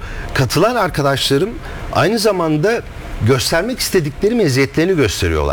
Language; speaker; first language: Turkish; native; Turkish